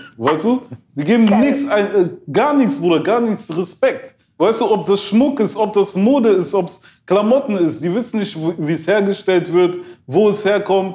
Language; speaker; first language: German; early bilingual, other home language; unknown